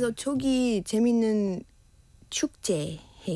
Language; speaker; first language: Korean; non-native, learner; English